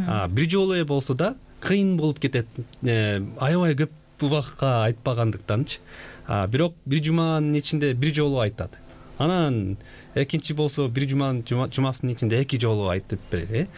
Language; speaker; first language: Kyrgyz; non-native, fluent; Korean